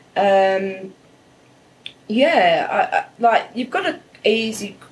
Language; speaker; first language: English; native; English